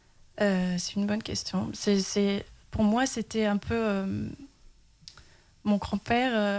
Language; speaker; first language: French; early bilingual, heritage; Danish